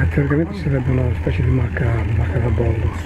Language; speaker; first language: Italian; native; Italian